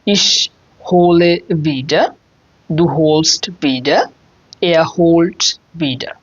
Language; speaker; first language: German; non-native, fluent; Bangla